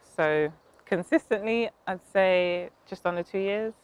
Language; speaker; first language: English; native; English